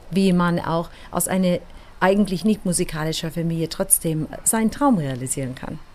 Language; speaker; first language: German; non-native, fluent; English